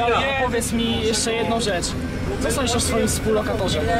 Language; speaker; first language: Polish; native; Polish